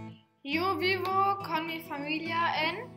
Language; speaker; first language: Spanish; non-native, learner; German